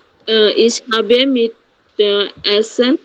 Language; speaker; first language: German; non-native, learner; Bangla